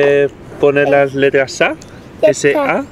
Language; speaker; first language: Spanish; native; Spanish